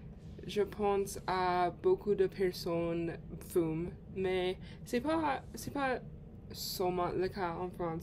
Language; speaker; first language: French; non-native, learner; English